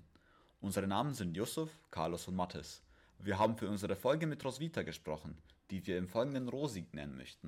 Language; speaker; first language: German; native; German